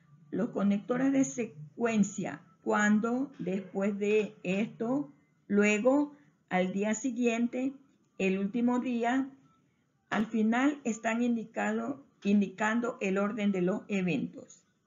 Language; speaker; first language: Spanish; native; Spanish